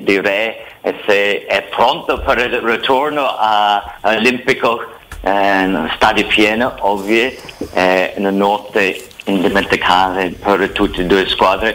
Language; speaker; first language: Italian; non-native, fluent; English